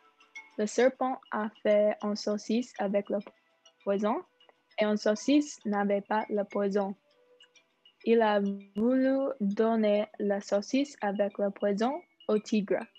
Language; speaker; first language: French; non-native, learner; English